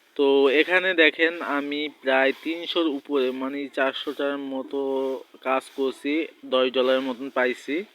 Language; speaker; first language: Bangla; native; Bangla